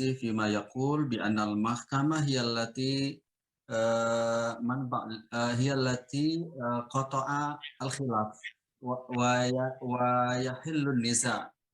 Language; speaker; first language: Arabic; non-native, fluent; Indonesian